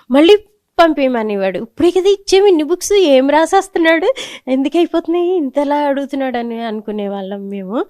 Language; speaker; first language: Telugu; native; Telugu